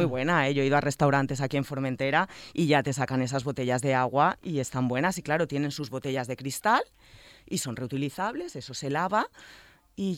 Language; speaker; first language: Spanish; native; Spanish